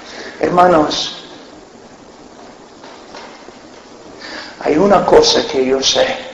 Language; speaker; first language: Spanish; non-native, fluent; English